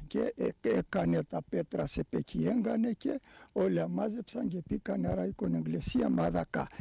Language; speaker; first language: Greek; early bilingual, heritage; Greek